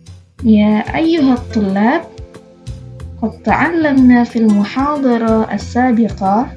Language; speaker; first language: Arabic; non-native, fluent; Indonesian